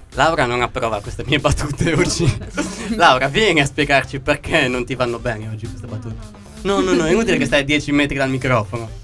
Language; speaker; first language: Italian; native; Italian